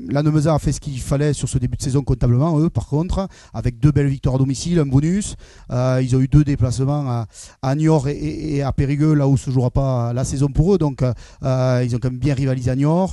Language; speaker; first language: French; native; French